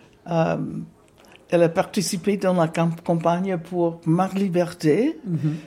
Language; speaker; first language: French; non-native, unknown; English